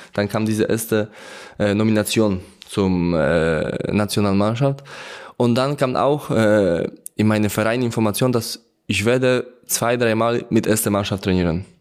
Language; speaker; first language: German; non-native, learner; Polish